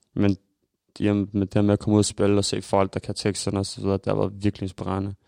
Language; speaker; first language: Danish; early bilingual, other home language; Albanian